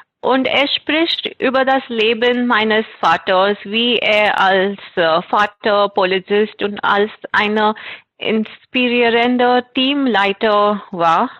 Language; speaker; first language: German; non-native, fluent; Marathi